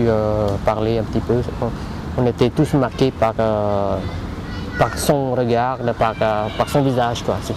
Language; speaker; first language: French; native; French